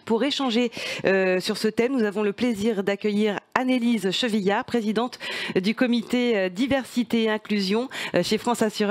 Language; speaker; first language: French; native; French